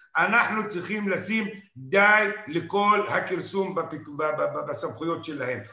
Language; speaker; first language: Hebrew; non-native, local second language; Arabic